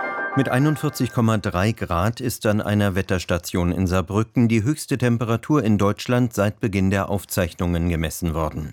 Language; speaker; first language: German; native; German